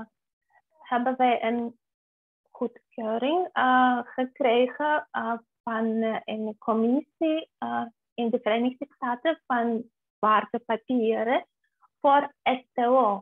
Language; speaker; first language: Dutch; non-native, fluent; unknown